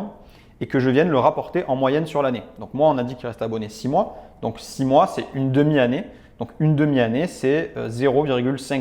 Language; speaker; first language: French; native; French